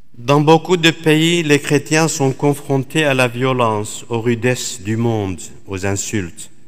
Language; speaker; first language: French; non-native, fluent; Assyrian Neo-Aramaic